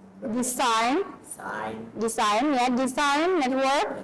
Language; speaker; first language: English; non-native, learner; Indonesian